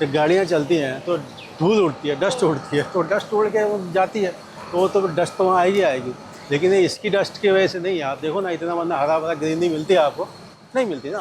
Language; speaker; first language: Hindi; native; Hindi